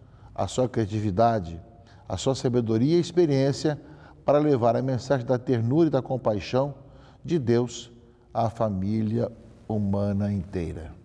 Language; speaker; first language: Portuguese; native; Portuguese